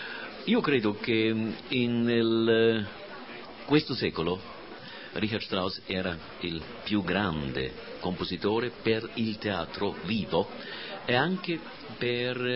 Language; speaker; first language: Italian; non-native, fluent; German